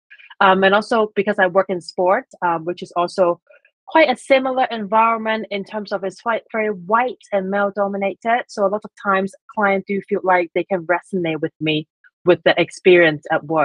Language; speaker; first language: English; native; English